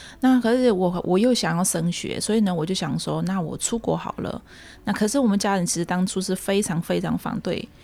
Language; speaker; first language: Chinese; early bilingual, heritage; Chinese